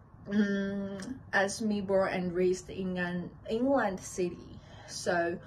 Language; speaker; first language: English; non-native, learner; Chinese